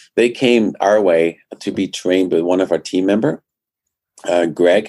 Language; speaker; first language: English; non-native, fluent; Dutch